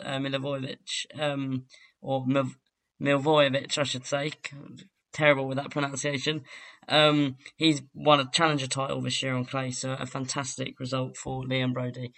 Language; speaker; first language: English; native; English